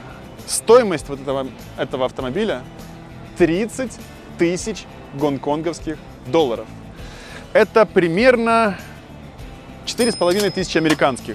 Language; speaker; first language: Russian; native; Russian